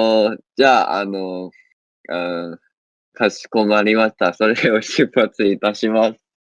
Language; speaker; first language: Japanese; non-native, learner; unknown